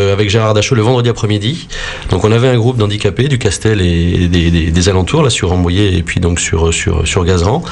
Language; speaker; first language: French; native; French